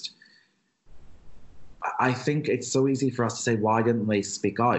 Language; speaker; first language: English; native; English